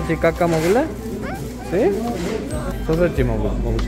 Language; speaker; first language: Korean; non-native, learner; Spanish